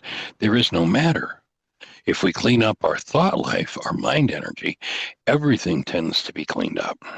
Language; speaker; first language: English; native; English